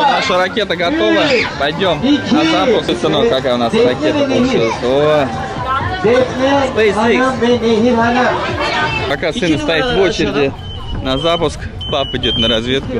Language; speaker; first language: Russian; native; Russian